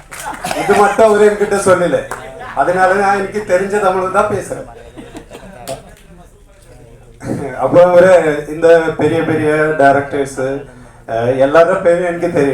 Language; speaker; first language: Tamil; non-native, learner; Malayalam